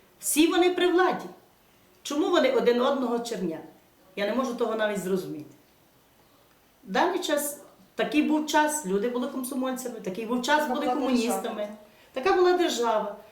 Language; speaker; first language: Ukrainian; native; Ukrainian